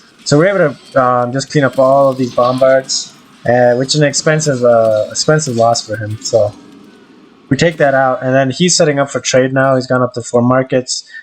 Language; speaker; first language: English; native; English